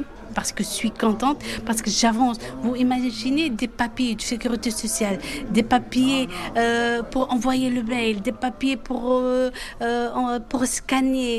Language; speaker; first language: French; non-native, fluent; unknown